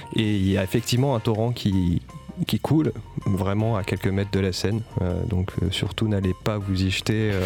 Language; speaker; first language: French; native; French